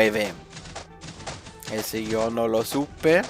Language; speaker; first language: Spanish; non-native, fluent; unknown